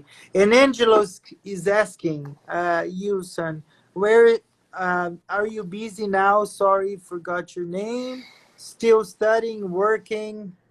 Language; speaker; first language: English; non-native, fluent; Portuguese